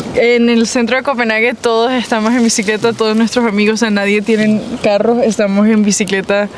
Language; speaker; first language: Spanish; early bilingual, heritage; Spanish